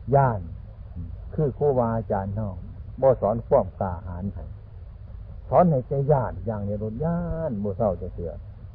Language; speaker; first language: Thai; non-native, local second language; Northeastern Thai